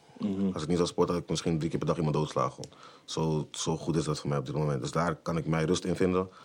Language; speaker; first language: Dutch; native; Dutch